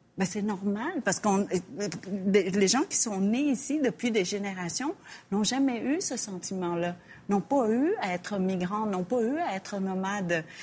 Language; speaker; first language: French; early bilingual, other home language; Vietnamese